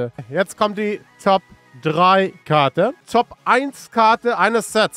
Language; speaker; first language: German; native; German